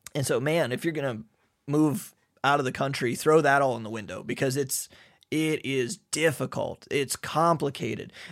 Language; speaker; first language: English; native; English